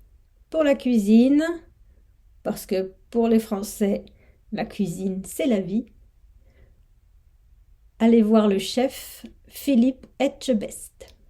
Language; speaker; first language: French; non-native, fluent; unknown